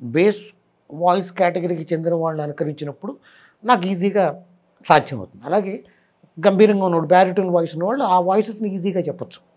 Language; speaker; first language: Telugu; native; Telugu